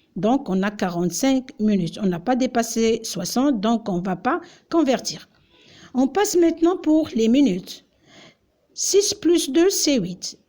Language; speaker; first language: French; non-native, local second language; Arabic